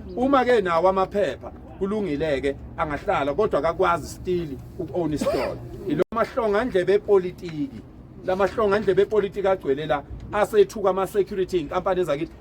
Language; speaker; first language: Zulu; native; Zulu